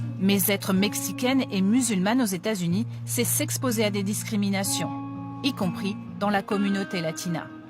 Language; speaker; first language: French; native; French